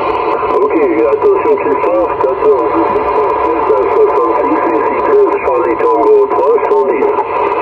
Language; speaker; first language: French; non-native, fluent; German